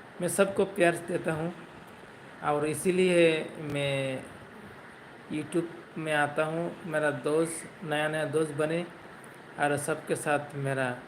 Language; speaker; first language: Hindi; non-native, learner; Bangla